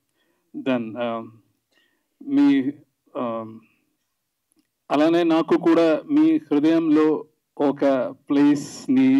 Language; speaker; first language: Telugu; non-native, learner; Malayalam